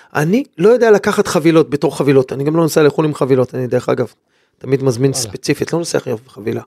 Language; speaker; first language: Hebrew; native; Hebrew